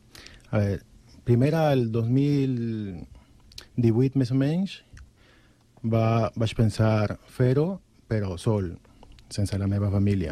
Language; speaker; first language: Catalan; non-native, learner; Spanish